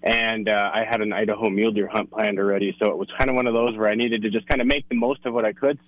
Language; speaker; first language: English; native; English